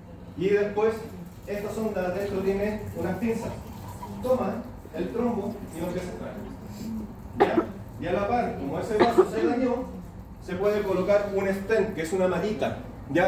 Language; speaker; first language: Spanish; native; Spanish